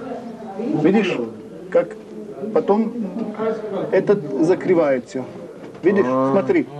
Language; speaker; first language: Russian; non-native, learner; French